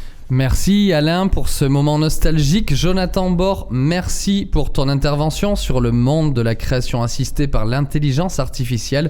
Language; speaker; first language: French; native; French